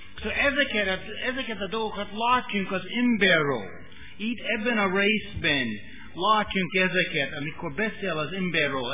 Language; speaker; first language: Hungarian; non-native, fluent; English